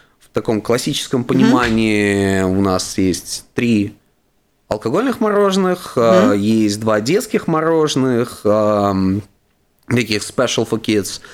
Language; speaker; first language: Russian; native; Russian